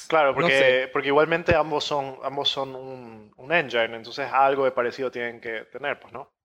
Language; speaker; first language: Spanish; native; Spanish